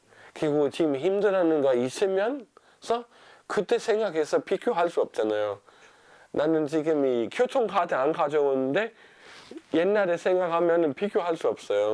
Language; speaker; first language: Korean; non-native, fluent; Danish